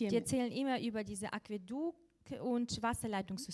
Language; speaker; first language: German; non-native, fluent; Russian